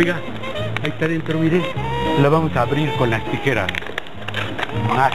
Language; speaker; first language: Spanish; native; Spanish